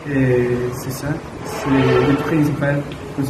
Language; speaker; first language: French; non-native, learner; Spanish